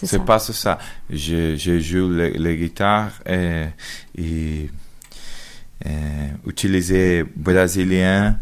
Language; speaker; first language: French; non-native, learner; Portuguese